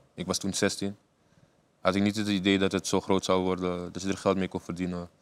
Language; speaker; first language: Dutch; native; Dutch